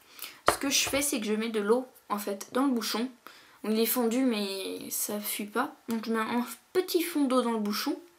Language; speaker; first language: French; native; French